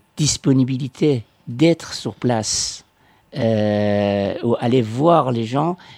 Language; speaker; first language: French; non-native, fluent; Persian